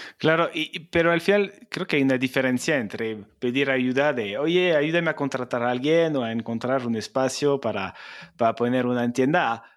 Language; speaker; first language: Spanish; non-native, fluent; French